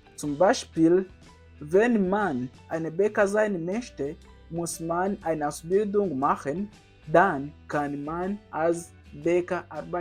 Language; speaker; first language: German; non-native, learner; Kinyarwanda